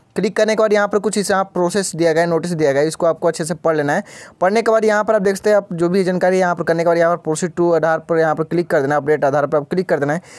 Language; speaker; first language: Hindi; native; Hindi